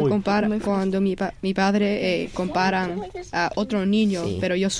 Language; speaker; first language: Spanish; early bilingual, heritage; Spanish